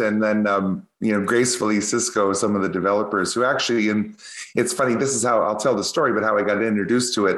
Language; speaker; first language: English; native; English